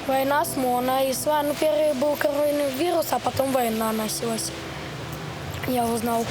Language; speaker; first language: Ukrainian; non-native, local second language; Russian